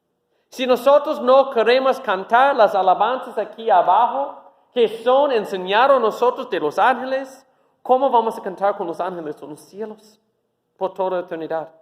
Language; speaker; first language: Spanish; non-native, fluent; English